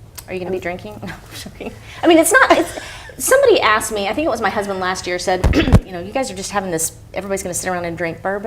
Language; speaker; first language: English; native; English